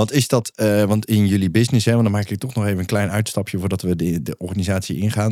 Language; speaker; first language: Dutch; native; Dutch